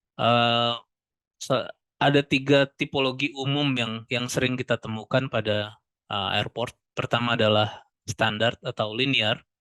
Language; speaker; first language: Indonesian; native; Indonesian